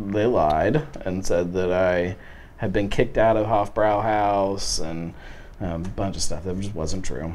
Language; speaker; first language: English; native; English